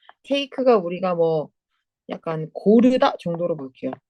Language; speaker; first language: Korean; native; Korean